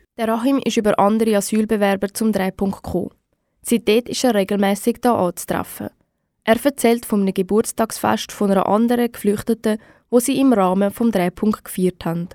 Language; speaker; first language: German; native; German